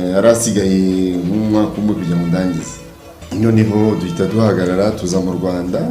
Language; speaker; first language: Kinyarwanda; early bilingual, heritage; Kinyarwanda